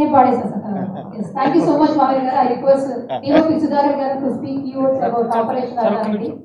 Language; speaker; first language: Telugu; native; Telugu